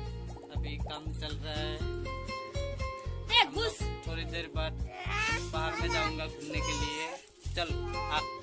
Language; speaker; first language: Hindi; non-native, local second language; Assamese